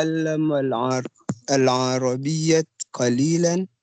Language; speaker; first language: Arabic; non-native, learner; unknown